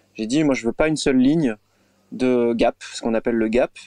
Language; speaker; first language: French; native; French